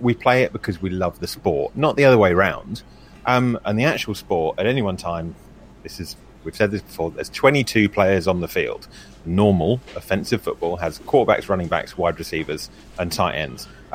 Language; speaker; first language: English; native; English